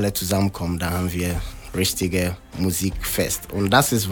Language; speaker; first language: German; non-native, learner; Akan